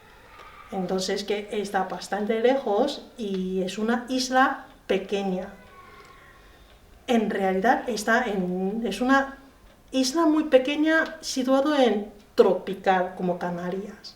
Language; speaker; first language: Spanish; non-native, learner; Chinese